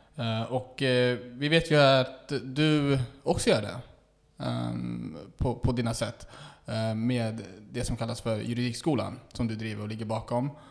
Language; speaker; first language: Swedish; native; Swedish